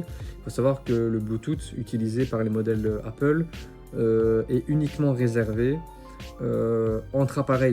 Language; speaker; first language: French; native; French